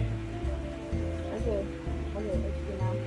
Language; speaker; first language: English; non-native, fluent; Russian